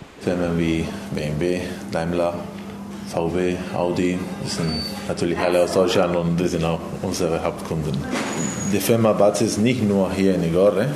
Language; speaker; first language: German; non-native, fluent; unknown